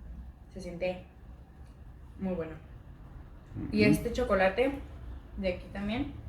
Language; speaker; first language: Spanish; native; Spanish